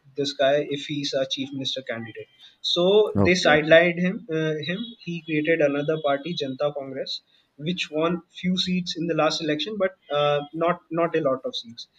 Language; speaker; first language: English; non-native, local second language; Hindi